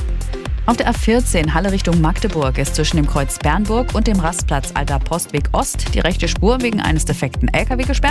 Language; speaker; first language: German; native; German